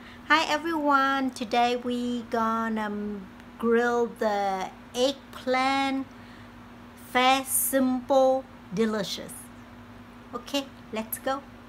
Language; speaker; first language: English; non-native, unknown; Vietnamese